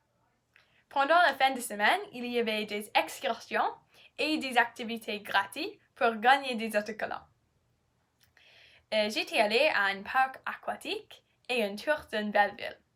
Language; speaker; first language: French; non-native, learner; English